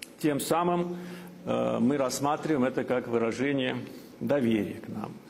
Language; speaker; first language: Russian; non-native, local second language; Azerbaijani